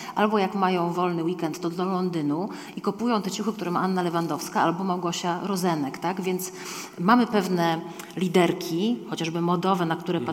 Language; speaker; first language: Polish; native; Polish